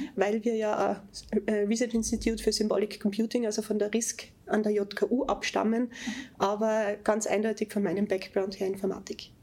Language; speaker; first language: German; native; German